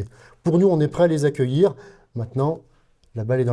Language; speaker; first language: French; native; French